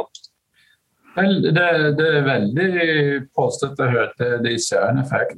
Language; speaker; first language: Norwegian; non-native, fluent; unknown